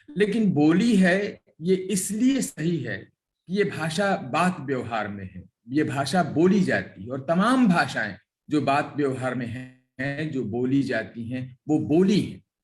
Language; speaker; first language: Hindi; native; Hindi